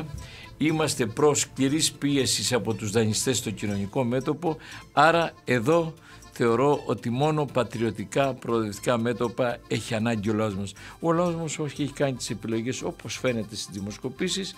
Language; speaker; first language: Greek; native; Greek